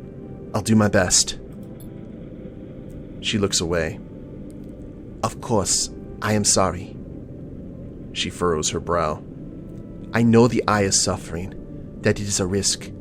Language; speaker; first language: English; native; English